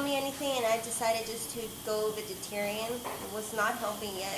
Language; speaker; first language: English; non-native, fluent; Spanish